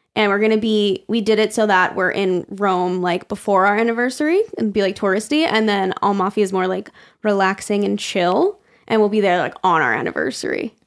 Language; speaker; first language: English; early bilingual, other home language; Italian